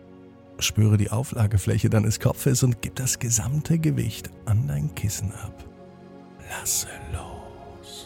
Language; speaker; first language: German; native; German